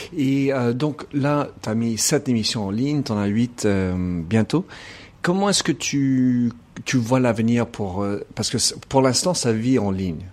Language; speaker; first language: French; non-native, fluent; English